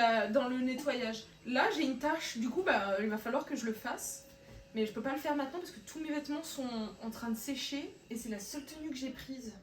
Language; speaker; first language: French; native; French